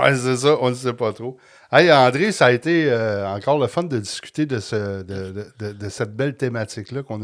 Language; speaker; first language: French; native; French